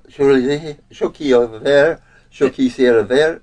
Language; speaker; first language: Spanish; non-native, learner; English